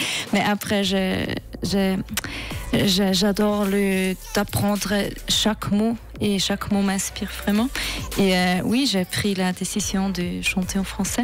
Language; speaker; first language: French; non-native, fluent; Swiss German